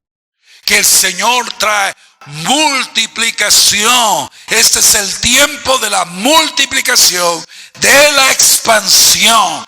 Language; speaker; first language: Spanish; native; Spanish